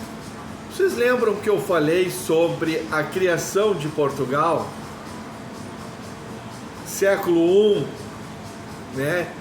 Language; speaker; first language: Portuguese; native; Portuguese